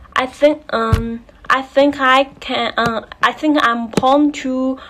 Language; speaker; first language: English; non-native, learner; Chinese